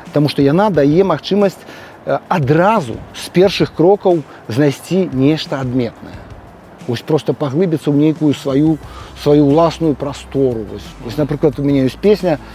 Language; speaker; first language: Belarusian; non-native, local second language; Russian